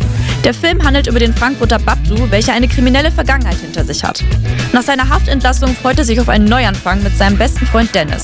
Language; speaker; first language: German; native; German